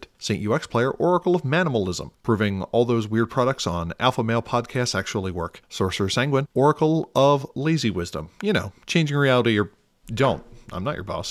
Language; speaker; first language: English; native; English